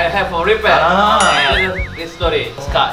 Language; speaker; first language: English; non-native, learner; Malay